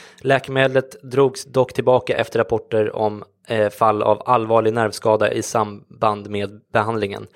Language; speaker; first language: Swedish; native; Swedish